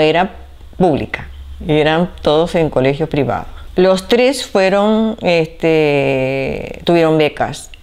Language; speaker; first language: Spanish; early bilingual, other home language; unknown